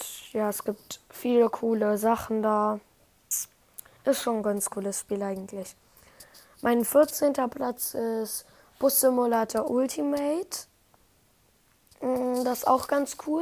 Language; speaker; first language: German; native; German